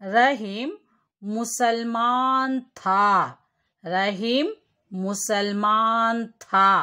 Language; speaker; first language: Hindi; non-native, local second language; Kannada